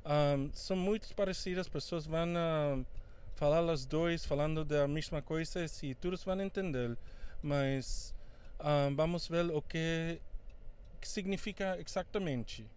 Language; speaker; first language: Portuguese; non-native, fluent; Spanish